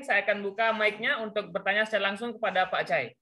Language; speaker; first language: Indonesian; native; Indonesian